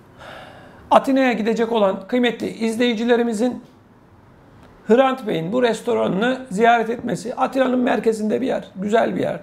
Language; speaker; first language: Turkish; native; Turkish